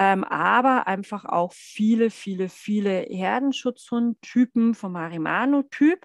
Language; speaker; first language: German; native; German